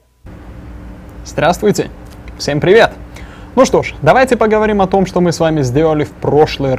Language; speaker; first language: Russian; non-native, fluent; English